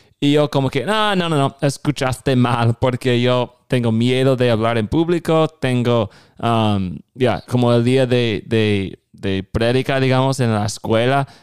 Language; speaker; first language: Spanish; non-native, fluent; English